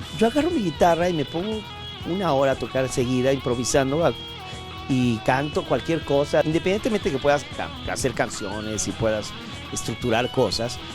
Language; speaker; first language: Spanish; native; Spanish